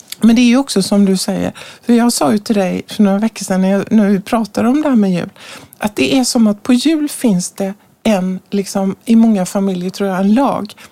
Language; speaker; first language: Swedish; native; Swedish